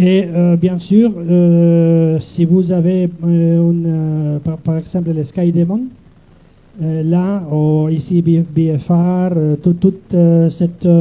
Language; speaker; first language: French; non-native, learner; Spanish